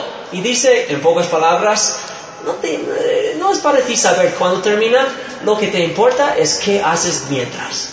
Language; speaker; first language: Spanish; non-native, fluent; English